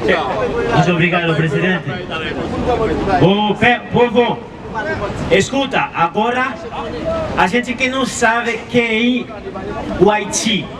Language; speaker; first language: Portuguese; non-native, learner; Haitian Creole